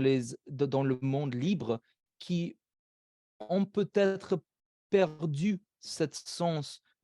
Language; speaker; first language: French; non-native, fluent; English